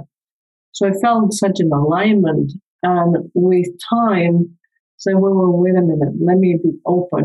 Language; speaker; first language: English; non-native, fluent; Spanish